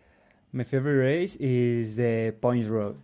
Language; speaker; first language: English; non-native, learner; Spanish